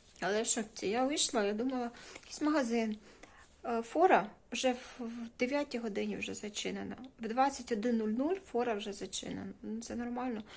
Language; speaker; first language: Ukrainian; non-native, local second language; Russian